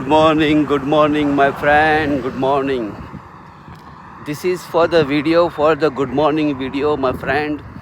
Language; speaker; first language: English; non-native, learner; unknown